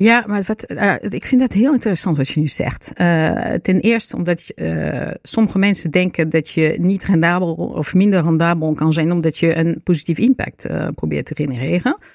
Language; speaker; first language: Dutch; non-native, fluent; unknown